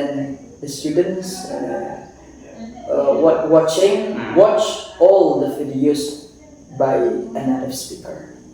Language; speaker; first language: English; non-native, fluent; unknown